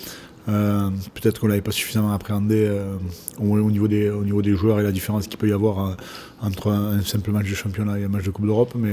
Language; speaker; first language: French; native; French